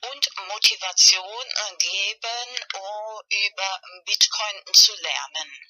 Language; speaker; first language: German; non-native, fluent; Spanish